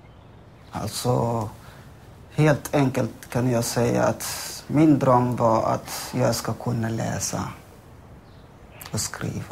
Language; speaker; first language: Swedish; non-native, fluent; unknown